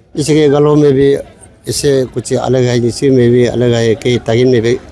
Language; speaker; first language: Hindi; non-native, local second language; Nyishi